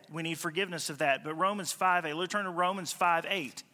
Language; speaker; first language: English; native; English